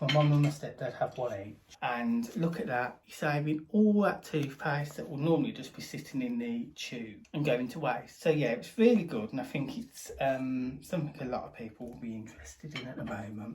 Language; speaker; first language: English; native; English